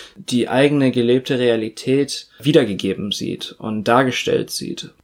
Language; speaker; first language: German; early bilingual, other home language; Russian